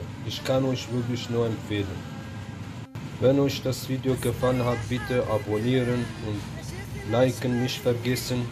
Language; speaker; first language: German; non-native, fluent; Kurdish